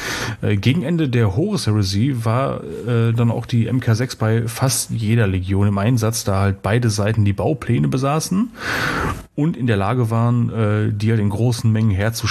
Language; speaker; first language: German; native; German